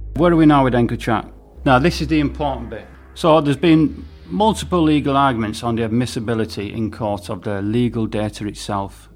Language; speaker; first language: English; native; English